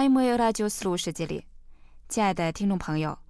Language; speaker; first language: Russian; non-native, fluent; Chinese